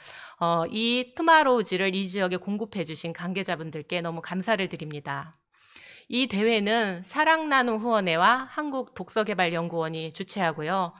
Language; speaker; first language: Korean; native; Korean